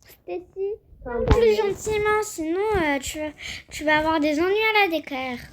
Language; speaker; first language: French; native; French